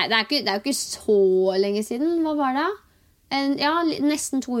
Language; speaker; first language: Norwegian; native; Norwegian